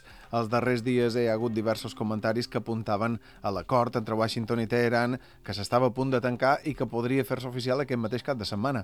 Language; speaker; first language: Catalan; native; Catalan